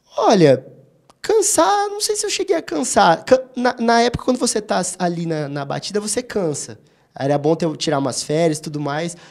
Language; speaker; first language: Portuguese; native; Portuguese